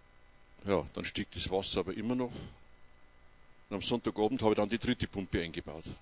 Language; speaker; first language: German; native; German